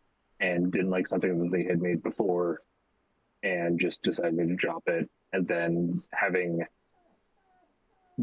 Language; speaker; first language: English; native; English